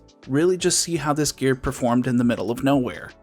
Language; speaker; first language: English; native; English